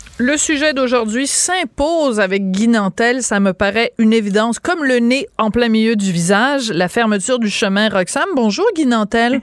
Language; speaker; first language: French; native; French